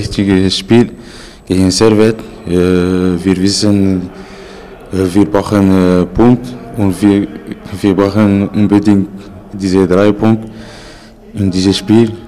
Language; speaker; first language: German; non-native, learner; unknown